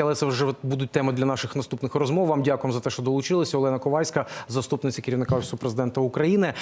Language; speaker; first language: Ukrainian; native; Ukrainian